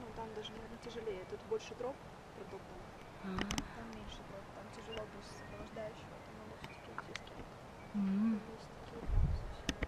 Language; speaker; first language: Russian; native; Russian